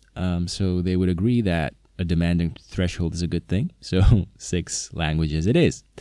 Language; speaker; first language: English; non-native, fluent; Slovak